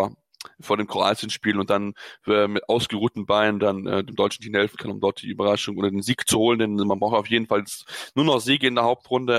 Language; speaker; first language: German; native; German